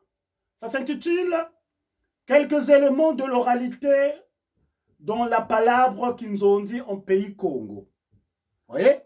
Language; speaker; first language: French; non-native, local second language; Kongo